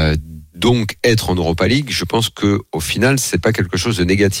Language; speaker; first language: French; native; French